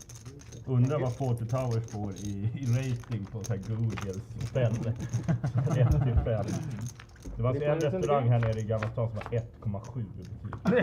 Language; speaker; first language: Swedish; native; Swedish